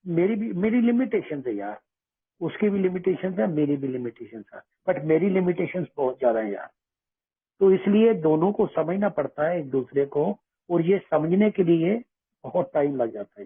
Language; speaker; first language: Hindi; native; Hindi